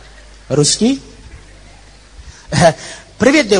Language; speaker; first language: Russian; non-native, learner; Uzbek